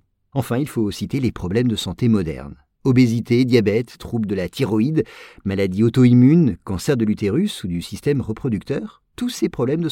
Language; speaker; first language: French; native; French